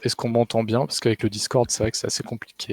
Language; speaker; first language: French; native; French